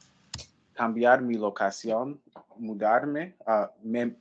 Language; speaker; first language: Spanish; non-native, fluent; English